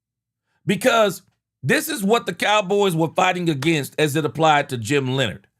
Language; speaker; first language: English; native; English